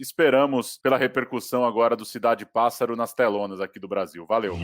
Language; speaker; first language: Portuguese; native; Portuguese